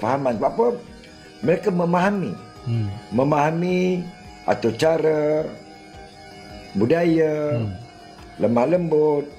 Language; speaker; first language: Malay; native; Malay